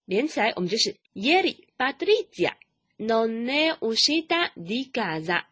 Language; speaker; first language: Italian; non-native, fluent; Chinese